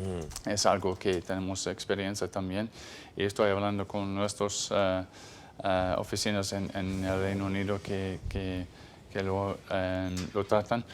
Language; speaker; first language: Spanish; non-native, fluent; English